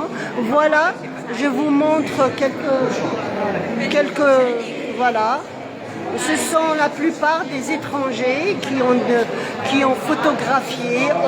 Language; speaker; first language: French; non-native, local second language; Arabic